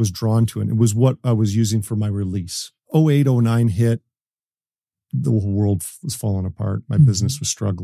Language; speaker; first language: English; native; English